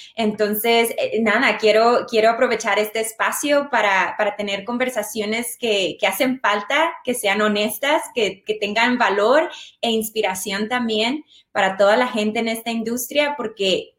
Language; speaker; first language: Spanish; early bilingual, other home language; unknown